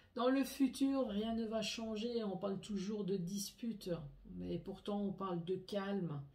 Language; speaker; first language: French; native; French